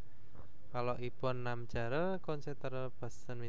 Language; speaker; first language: Korean; non-native, fluent; Indonesian